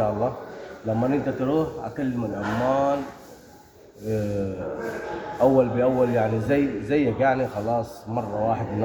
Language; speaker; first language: Arabic; native; Arabic